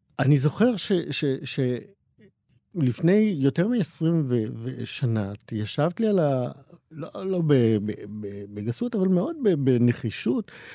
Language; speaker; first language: Hebrew; native; Hebrew